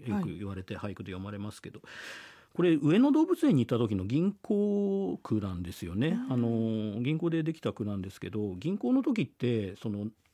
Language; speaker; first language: Japanese; native; Japanese